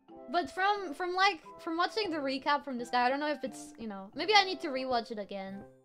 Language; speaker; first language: English; non-native, fluent; Spanish